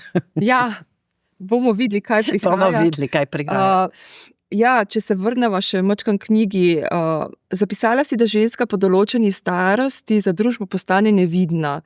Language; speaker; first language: Slovenian; native; Slovenian